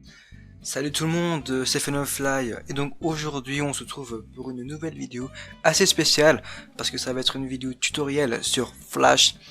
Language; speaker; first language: French; native; French